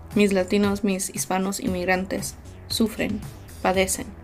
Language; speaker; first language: Spanish; early bilingual, heritage; Spanish